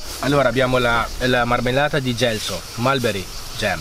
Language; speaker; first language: Italian; non-native, fluent; Albanian